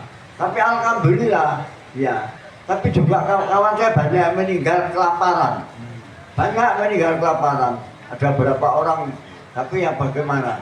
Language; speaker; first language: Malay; non-native, local second language; Javanese